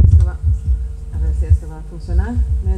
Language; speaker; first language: Spanish; non-native, fluent; Czech